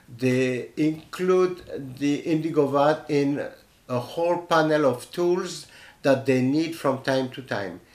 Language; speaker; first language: English; non-native, fluent; French